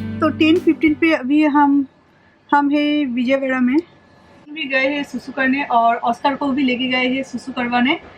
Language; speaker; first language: Hindi; non-native, local second language; Bangla